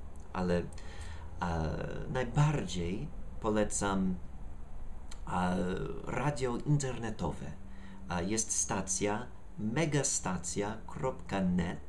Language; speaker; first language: Polish; non-native, fluent; English